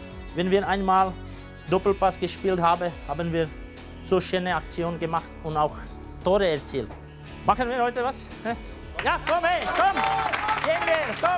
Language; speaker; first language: German; non-native, fluent; Czech